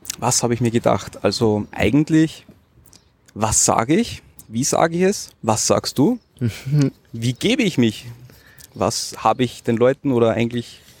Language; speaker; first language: German; native; German